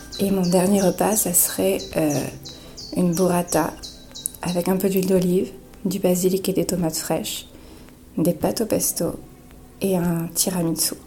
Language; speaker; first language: French; native; French